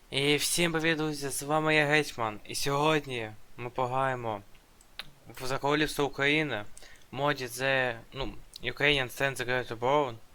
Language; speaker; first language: Ukrainian; non-native, local second language; Russian